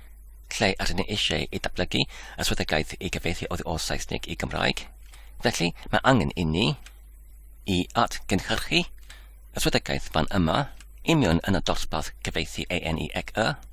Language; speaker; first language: Welsh; non-native, fluent; English